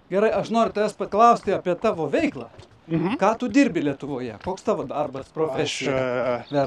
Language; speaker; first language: Lithuanian; native; Lithuanian